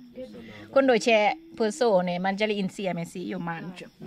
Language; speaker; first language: Italian; non-native, learner; Thai